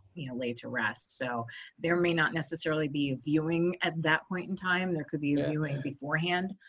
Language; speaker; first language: English; native; English